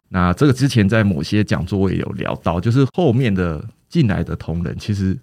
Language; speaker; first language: Chinese; native; Chinese